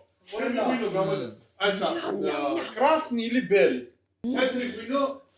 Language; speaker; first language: Russian; non-native, fluent; Georgian